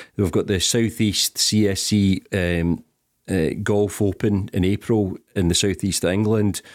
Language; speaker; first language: English; native; English